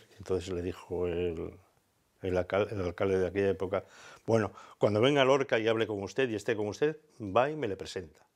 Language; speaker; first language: Spanish; native; Spanish